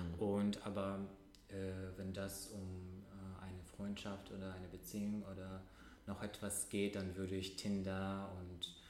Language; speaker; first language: German; non-native, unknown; Russian